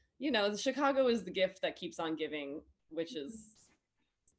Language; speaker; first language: English; native; English